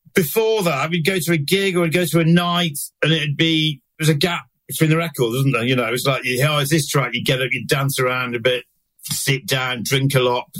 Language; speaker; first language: English; native; English